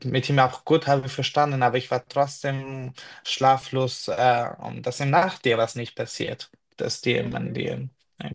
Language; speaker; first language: German; non-native, fluent; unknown